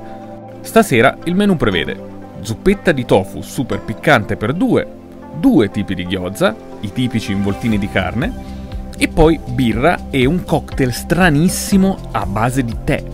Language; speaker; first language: Italian; native; Italian